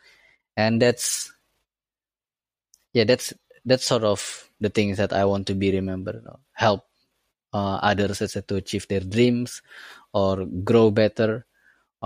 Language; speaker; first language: English; non-native, fluent; Indonesian